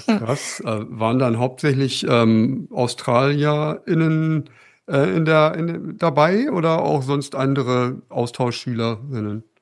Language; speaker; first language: German; native; German